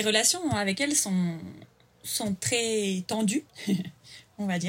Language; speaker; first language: French; native; French